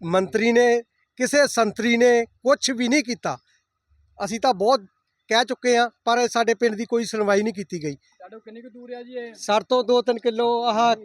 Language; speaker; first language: Punjabi; native; Punjabi